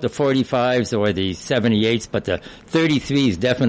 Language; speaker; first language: English; native; English